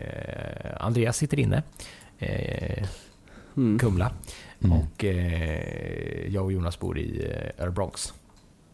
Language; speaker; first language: Swedish; native; Swedish